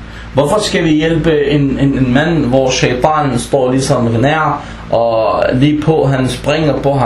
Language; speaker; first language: Danish; non-native, fluent; Arabic